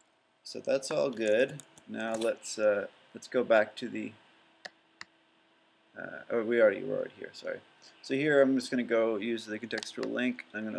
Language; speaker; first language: English; native; English